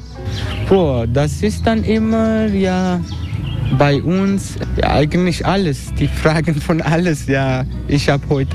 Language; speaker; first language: German; non-native, fluent; Turkish